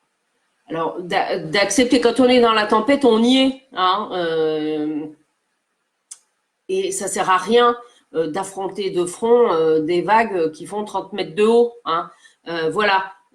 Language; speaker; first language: French; native; French